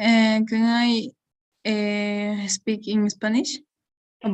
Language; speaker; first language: English; non-native, learner; Spanish